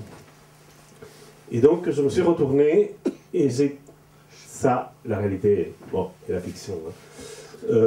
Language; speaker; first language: French; non-native, fluent; Spanish